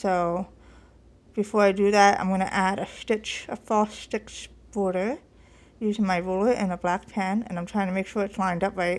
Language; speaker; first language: English; native; English